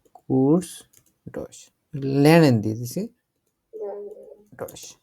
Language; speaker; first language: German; non-native, learner; Bangla